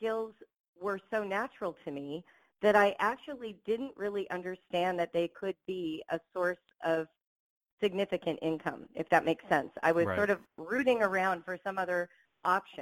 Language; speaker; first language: English; native; English